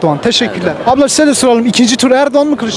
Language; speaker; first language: Turkish; native; Turkish